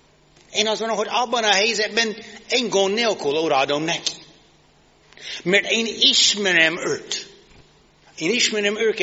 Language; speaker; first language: Hungarian; non-native, fluent; English